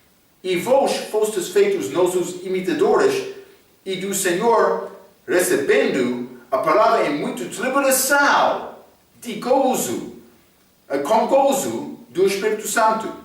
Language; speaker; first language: Portuguese; non-native, fluent; English